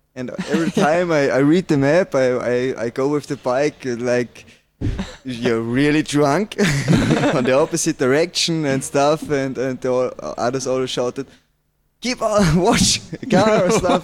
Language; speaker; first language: English; non-native, fluent; German